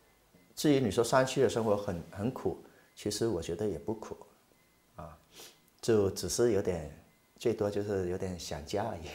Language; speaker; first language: Chinese; native; Chinese